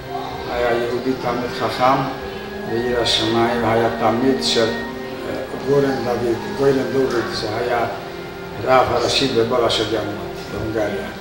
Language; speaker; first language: Hebrew; non-native, fluent; Hungarian